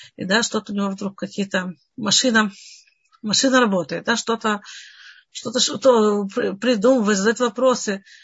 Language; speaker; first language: Russian; early bilingual, heritage; Russian